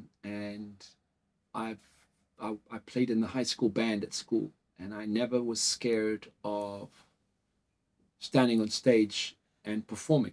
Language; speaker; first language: English; native; English